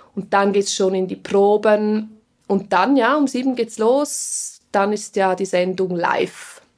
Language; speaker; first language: German; non-native, fluent; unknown